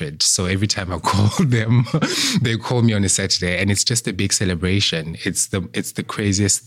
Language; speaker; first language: English; non-native, local second language; Southern Sotho